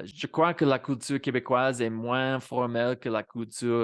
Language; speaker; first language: French; non-native, fluent; English